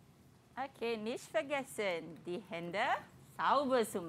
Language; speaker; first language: German; non-native, learner; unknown